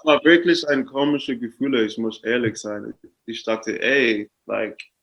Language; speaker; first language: German; non-native, fluent; English